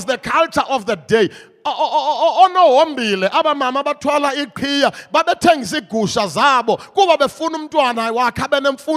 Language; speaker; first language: English; non-native, local second language; Xhosa